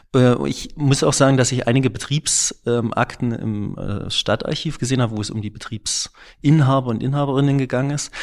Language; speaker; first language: German; native; German